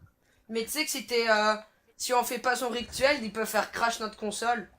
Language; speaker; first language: French; native; French